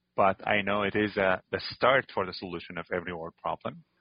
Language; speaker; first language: English; non-native, fluent; Arabic